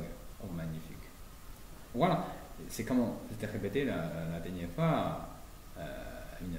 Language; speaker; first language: French; non-native, fluent; Chinese